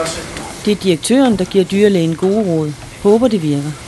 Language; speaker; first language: Danish; native; Danish